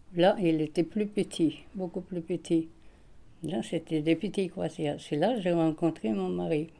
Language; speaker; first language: French; non-native, fluent; Swedish